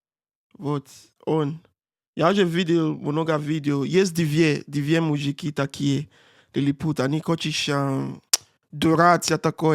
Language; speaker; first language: Russian; non-native, learner; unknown